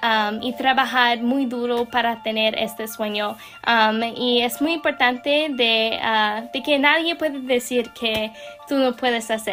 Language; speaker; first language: Spanish; non-native, learner; English